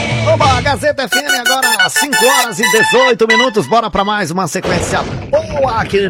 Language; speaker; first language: Portuguese; native; Portuguese